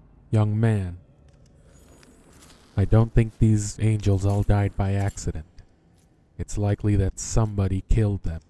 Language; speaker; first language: English; native; English